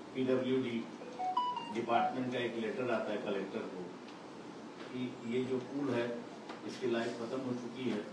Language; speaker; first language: Hindi; non-native, local second language; Marathi